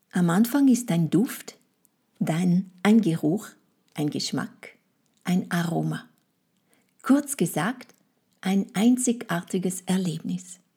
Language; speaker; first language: German; non-native, fluent; French